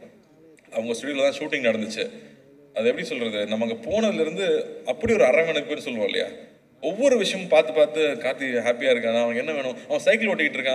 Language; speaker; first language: Tamil; native; Tamil